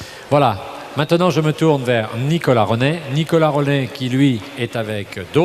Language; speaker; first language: French; native; French